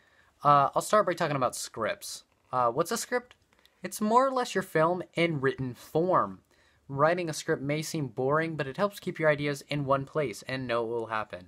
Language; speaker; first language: English; native; English